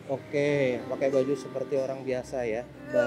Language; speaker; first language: Indonesian; native; Indonesian